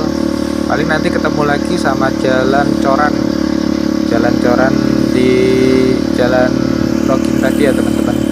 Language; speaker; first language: Indonesian; native; Indonesian